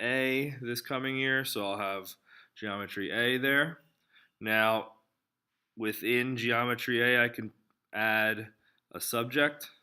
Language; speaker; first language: English; native; English